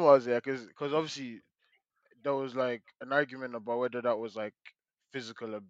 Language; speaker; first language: English; native; English